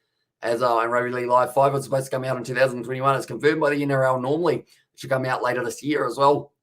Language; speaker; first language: English; native; English